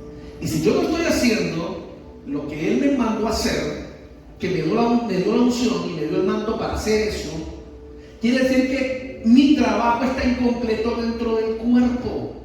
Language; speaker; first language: Spanish; native; Spanish